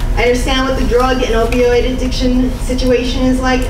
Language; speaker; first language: English; native; English